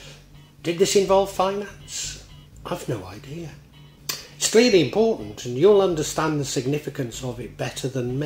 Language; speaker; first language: English; native; English